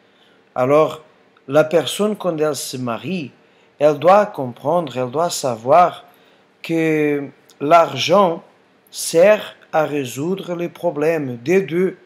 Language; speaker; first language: French; non-native, fluent; Portuguese